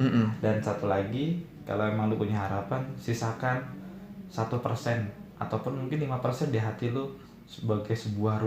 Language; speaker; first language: Indonesian; native; Indonesian